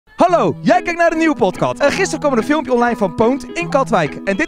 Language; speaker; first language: Dutch; native; Dutch